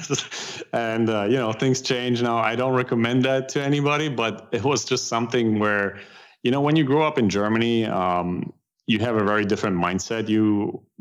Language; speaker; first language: English; non-native, fluent; German